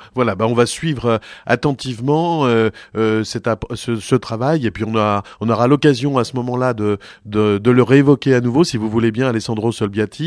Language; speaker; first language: French; native; French